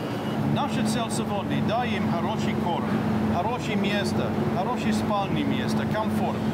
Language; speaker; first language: Russian; non-native, fluent; English